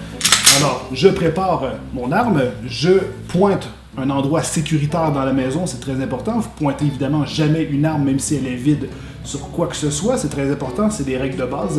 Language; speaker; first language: French; native; French